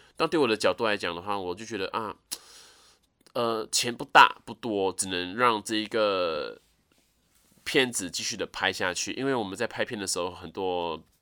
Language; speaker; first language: Chinese; native; Chinese